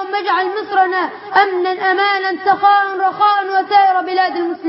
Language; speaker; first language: Arabic; native; Arabic